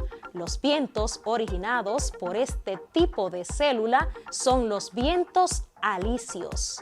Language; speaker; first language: Spanish; native; Spanish